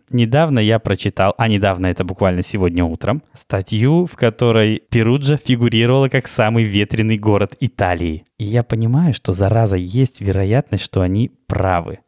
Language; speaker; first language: Russian; native; Russian